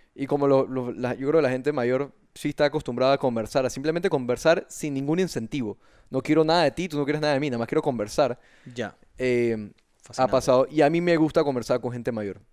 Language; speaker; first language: Spanish; native; Spanish